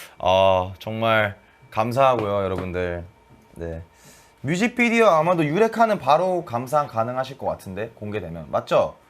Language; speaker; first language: Korean; native; Korean